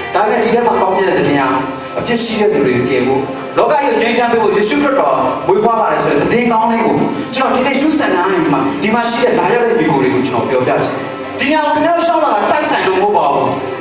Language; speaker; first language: Burmese; non-native, local second language; Thado Chin